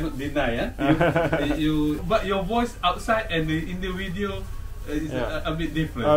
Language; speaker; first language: English; non-native, local second language; Malay